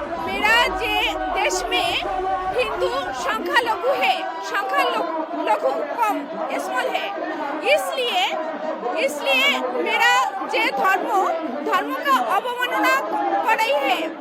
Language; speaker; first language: Hindi; non-native, learner; Bangla